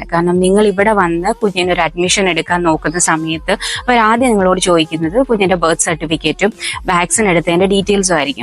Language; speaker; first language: Malayalam; native; Malayalam